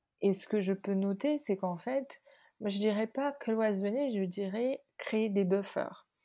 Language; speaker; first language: French; non-native, local second language; Arabic